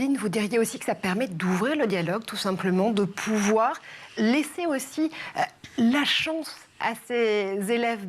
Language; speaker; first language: French; native; French